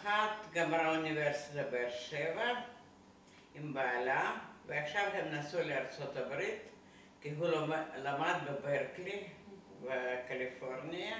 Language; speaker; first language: Hebrew; non-native, fluent; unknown